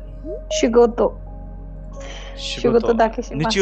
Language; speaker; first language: Japanese; non-native, learner; Hindi